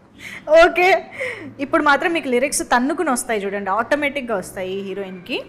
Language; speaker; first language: Telugu; native; Telugu